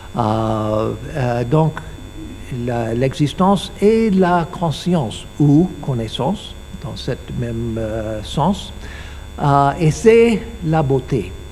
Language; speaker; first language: French; non-native, learner; English